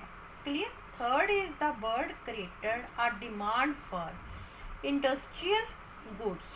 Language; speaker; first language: English; non-native, local second language; Hindi